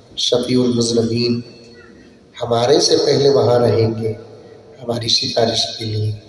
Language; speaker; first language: Urdu; native; Urdu